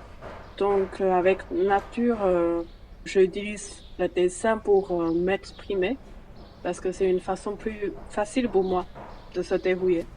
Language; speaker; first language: French; non-native, fluent; Chinese